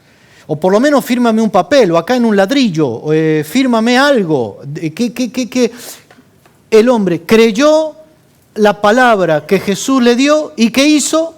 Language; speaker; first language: Spanish; native; Spanish